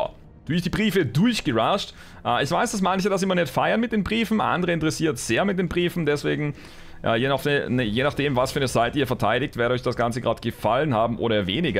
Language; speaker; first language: German; native; German